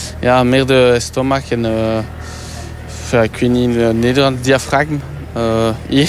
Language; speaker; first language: Dutch; non-native, local second language; French